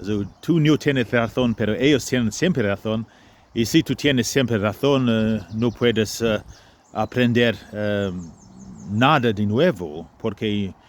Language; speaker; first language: Spanish; non-native, fluent; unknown